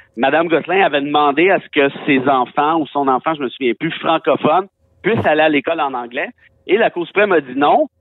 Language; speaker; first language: French; native; French